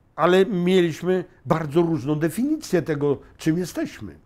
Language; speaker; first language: Polish; native; Polish